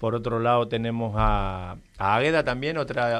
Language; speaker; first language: Spanish; native; Spanish